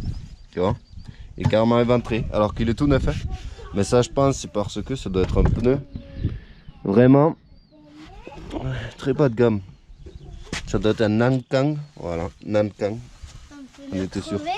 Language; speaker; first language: French; native; French